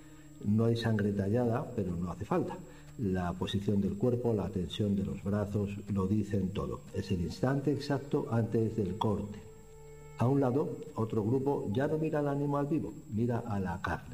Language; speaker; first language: Spanish; native; Spanish